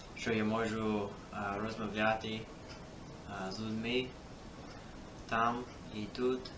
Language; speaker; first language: Ukrainian; non-native, fluent; English